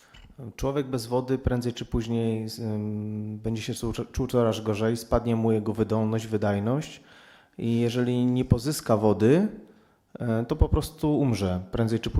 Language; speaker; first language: Polish; native; Polish